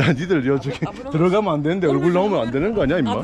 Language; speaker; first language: Korean; native; Korean